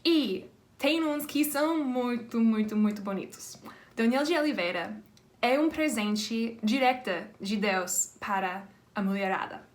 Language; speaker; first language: Portuguese; non-native, fluent; English